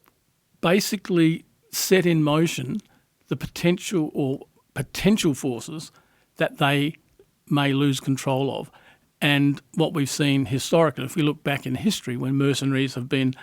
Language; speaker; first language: English; native; English